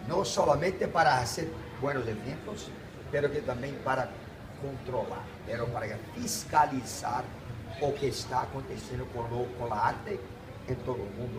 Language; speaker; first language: Spanish; non-native, fluent; Portuguese